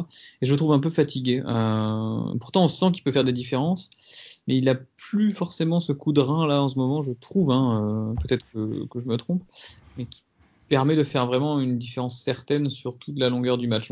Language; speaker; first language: French; native; French